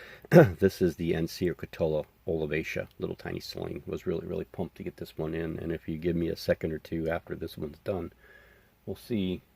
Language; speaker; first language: English; native; English